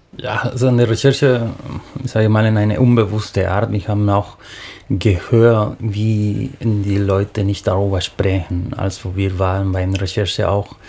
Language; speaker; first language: German; non-native, fluent; Spanish